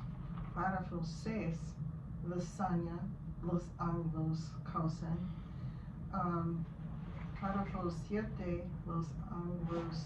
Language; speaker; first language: Spanish; non-native, learner; English